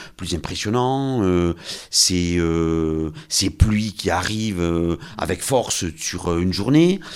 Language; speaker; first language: French; native; French